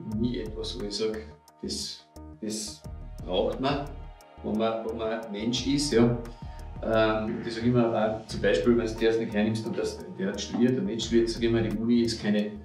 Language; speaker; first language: German; native; German